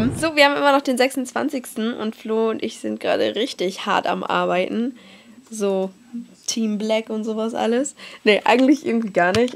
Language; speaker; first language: German; native; German